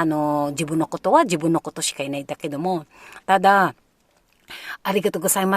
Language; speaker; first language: Japanese; non-native, learner; Filipino